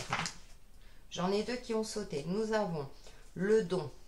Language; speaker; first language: French; native; French